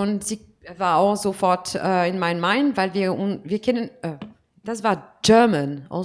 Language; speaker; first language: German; non-native, learner; French